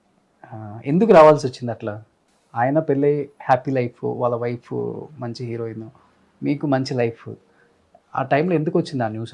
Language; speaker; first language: Telugu; native; Telugu